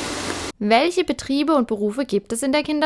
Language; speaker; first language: German; native; German